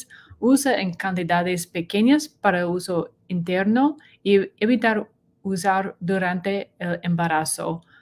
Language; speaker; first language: Spanish; non-native, learner; English